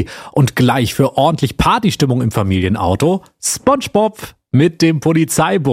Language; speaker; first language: German; native; German